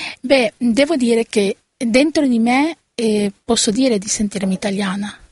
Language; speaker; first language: Italian; early bilingual, other home language; Spanish